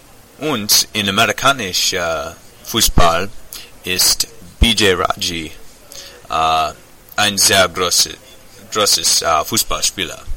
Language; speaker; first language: German; non-native, learner; English